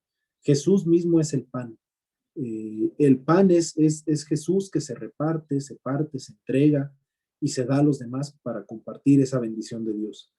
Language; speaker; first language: Spanish; native; Spanish